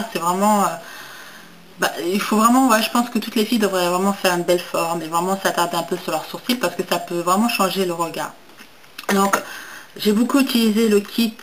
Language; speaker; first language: French; native; French